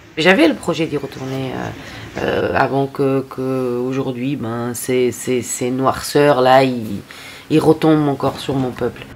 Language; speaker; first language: French; non-native, fluent; Persian